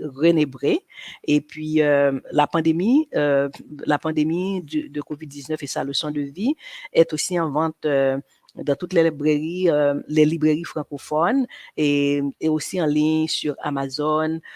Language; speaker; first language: French; non-native, local second language; Haitian Creole